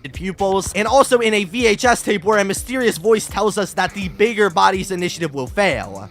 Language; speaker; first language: English; native; English